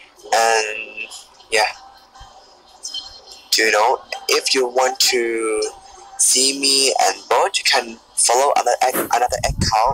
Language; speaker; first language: English; non-native, learner; Thai